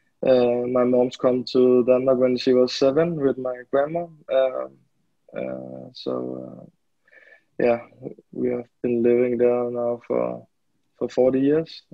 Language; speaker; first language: English; non-native, fluent; Danish